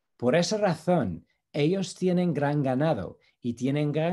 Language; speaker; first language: Spanish; non-native, fluent; English